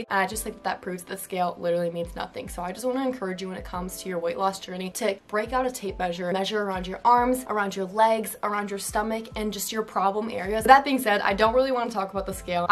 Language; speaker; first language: English; native; English